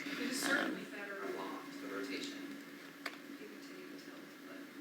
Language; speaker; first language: English; native; English